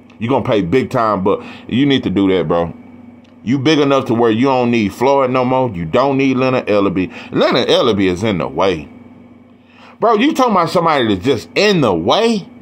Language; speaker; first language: English; native; English